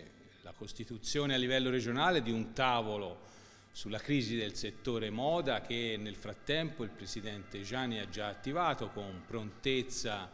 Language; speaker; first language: Italian; native; Italian